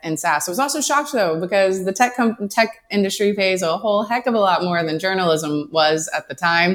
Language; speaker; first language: English; native; English